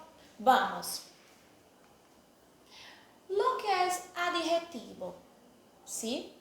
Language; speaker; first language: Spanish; non-native, fluent; Portuguese